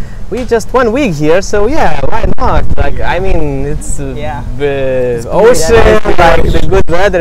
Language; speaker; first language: English; non-native, learner; Lithuanian